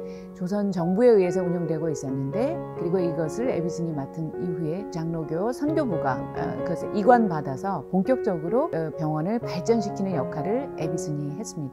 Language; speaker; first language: Korean; native; Korean